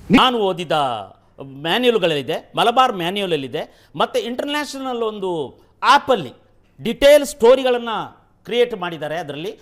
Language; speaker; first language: Kannada; non-native, local second language; Kodava